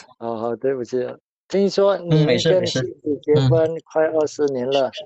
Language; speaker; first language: Chinese; non-native, learner; Indonesian